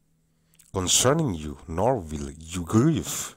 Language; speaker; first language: English; non-native, learner; Indonesian